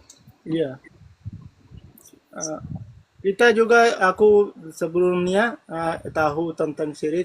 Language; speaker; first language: Indonesian; non-native, learner; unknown